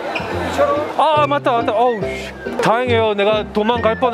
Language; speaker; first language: Korean; non-native, fluent; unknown